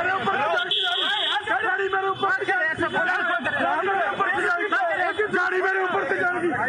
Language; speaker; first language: Hindi; non-native, local second language; Punjabi